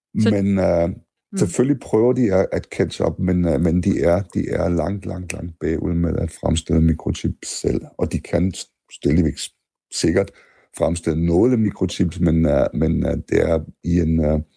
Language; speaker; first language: Danish; non-native, fluent; German